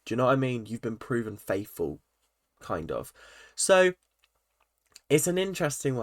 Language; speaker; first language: English; native; English